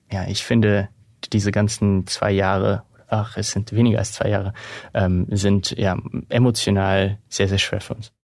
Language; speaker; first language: German; non-native, fluent; Ukrainian